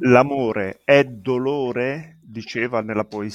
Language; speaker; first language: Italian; non-native, fluent; Spanish